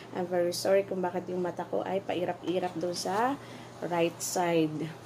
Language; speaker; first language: Filipino; native; Filipino